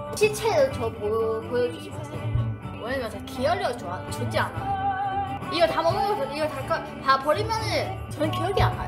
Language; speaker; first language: Korean; non-native, fluent; Chinese